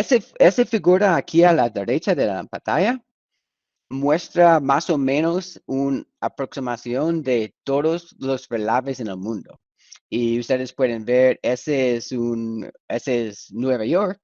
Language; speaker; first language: Spanish; non-native, fluent; English